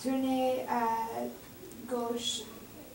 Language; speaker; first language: French; non-native, learner; English